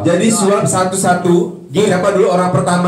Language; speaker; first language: Indonesian; native; Indonesian